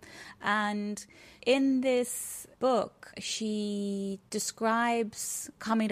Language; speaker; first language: English; native; English